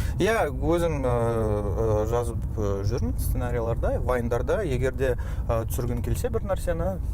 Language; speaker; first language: Kazakh; non-native, local second language; Russian